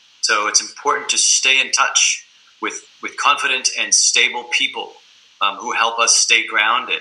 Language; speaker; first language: English; native; English